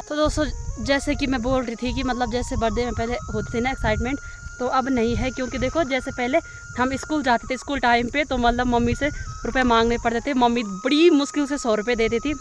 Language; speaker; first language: Hindi; non-native, local second language; Garhwali